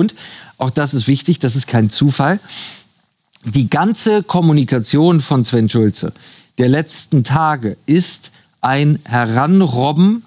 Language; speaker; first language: German; native; German